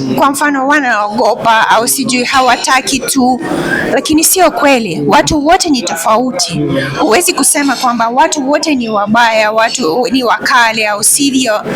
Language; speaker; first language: Swahili; non-native, fluent; Russian